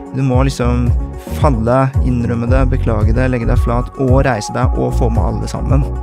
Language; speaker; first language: Norwegian; early bilingual, other home language; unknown